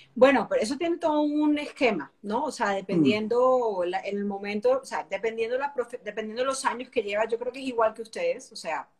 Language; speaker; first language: Spanish; native; Spanish